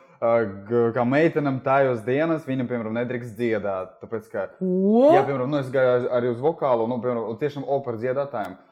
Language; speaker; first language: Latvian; non-native, local second language; Russian